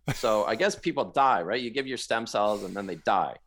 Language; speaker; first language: English; native; English